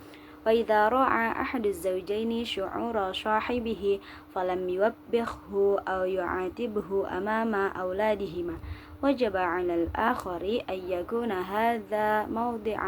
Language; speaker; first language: Arabic; non-native, learner; Indonesian